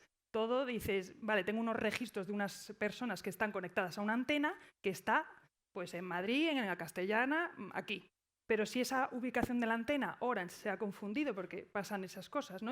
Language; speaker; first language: Spanish; native; Spanish